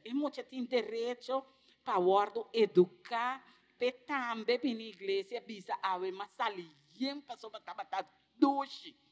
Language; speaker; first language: Portuguese; non-native, learner; Papiamento